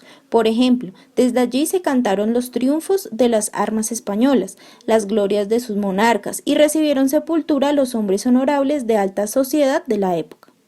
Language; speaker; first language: Spanish; native; Spanish